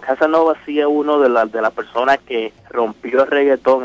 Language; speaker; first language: Spanish; early bilingual, heritage; Spanish